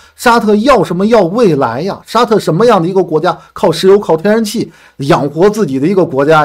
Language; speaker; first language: Chinese; native; Chinese